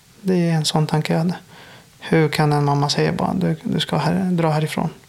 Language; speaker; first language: Swedish; non-native, fluent; Persian